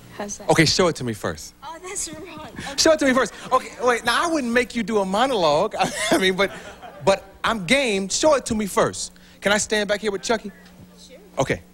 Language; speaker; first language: English; native; English